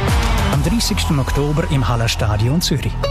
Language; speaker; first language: German; native; German